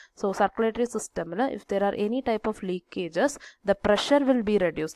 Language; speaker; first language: English; non-native, local second language; Malayalam